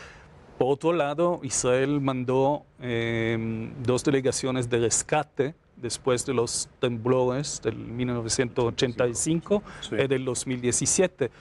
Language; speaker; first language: Spanish; non-native, fluent; Hebrew